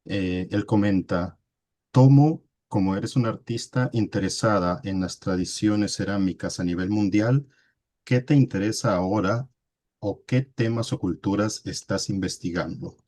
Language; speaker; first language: Spanish; native; Spanish